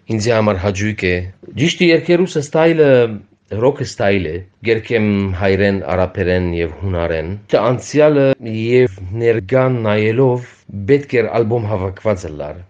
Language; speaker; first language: Armenian; early bilingual, heritage; Armenian